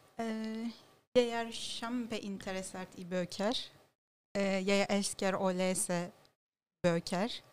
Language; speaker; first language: Norwegian; non-native, learner; Turkish